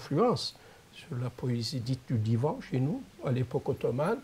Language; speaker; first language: French; non-native, fluent; Turkish